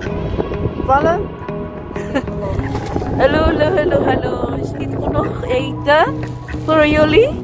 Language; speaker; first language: Dutch; non-native, learner; Cebuano